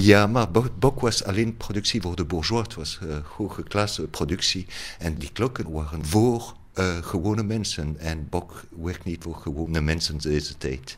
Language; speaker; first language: Dutch; non-native, learner; French